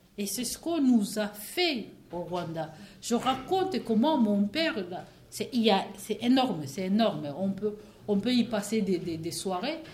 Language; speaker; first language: French; non-native, local second language; Kinyarwanda